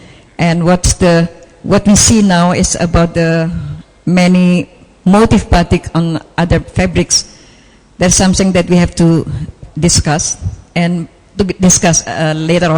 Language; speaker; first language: English; non-native, fluent; Indonesian